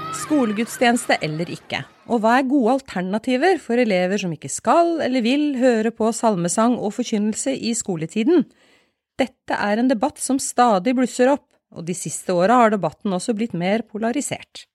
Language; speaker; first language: Norwegian; native; Norwegian